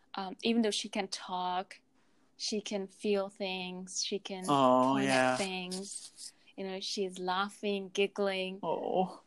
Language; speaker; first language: English; non-native, fluent; Mongolian